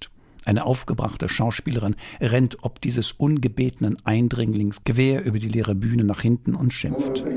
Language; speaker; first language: German; native; German